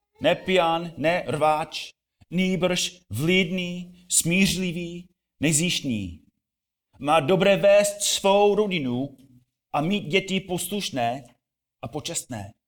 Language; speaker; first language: Czech; non-native, fluent; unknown